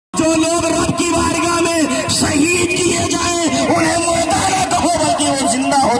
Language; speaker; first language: Urdu; native; Urdu